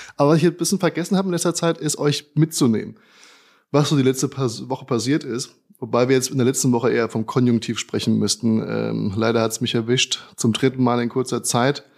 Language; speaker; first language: German; native; German